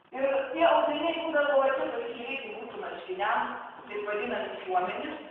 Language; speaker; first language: Lithuanian; native; Lithuanian